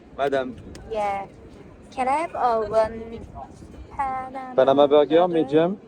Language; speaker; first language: English; non-native, learner; Korean